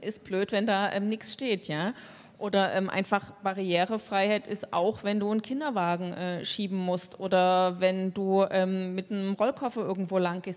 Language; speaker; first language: German; native; German